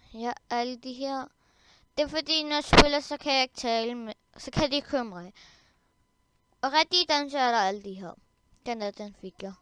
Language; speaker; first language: Danish; early bilingual, other home language; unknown